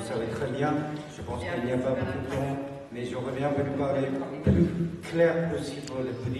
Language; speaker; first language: French; non-native, fluent; Tibetan